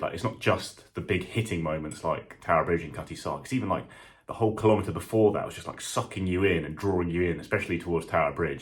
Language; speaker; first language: English; native; English